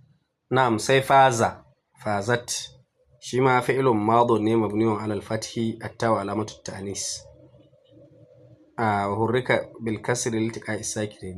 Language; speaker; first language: Arabic; non-native, fluent; Hausa